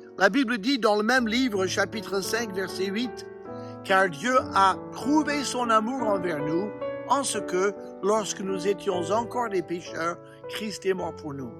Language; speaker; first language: French; non-native, fluent; English